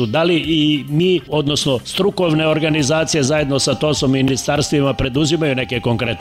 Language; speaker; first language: Serbian; native; Serbian